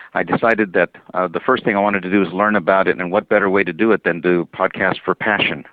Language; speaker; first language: English; non-native, fluent; Spanish